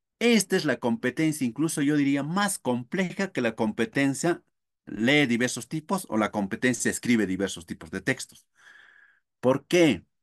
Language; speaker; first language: Spanish; non-native, local second language; Quechua